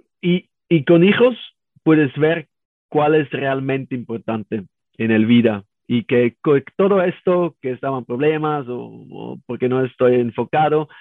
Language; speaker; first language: Spanish; non-native, learner; German